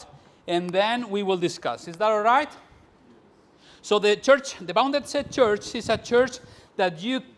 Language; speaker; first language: English; non-native, fluent; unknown